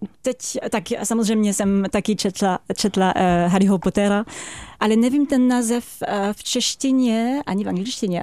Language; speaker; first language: Czech; non-native, fluent; French